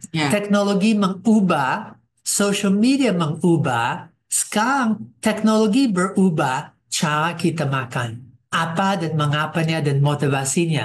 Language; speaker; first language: Indonesian; non-native, fluent; English